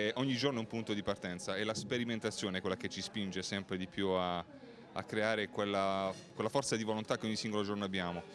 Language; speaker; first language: Italian; native; Italian